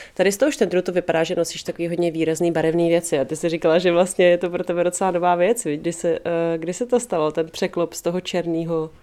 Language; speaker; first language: Czech; native; Czech